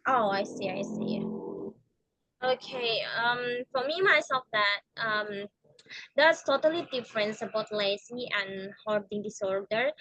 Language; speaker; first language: English; non-native, learner; Indonesian